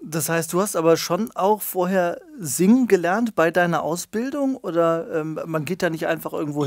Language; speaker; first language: German; native; German